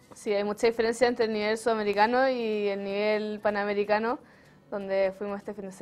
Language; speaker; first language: Spanish; native; Spanish